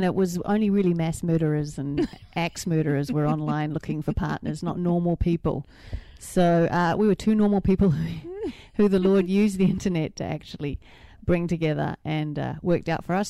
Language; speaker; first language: English; native; English